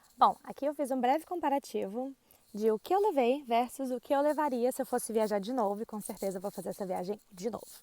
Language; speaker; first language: Portuguese; native; Portuguese